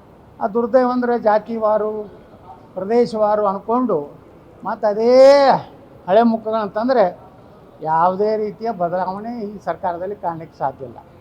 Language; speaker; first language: Kannada; native; Kannada